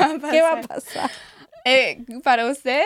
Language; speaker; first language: Spanish; non-native, learner; English